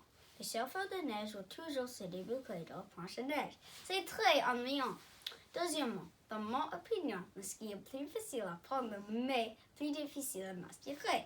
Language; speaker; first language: French; non-native, learner; English